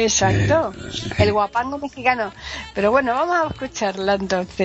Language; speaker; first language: Spanish; native; Spanish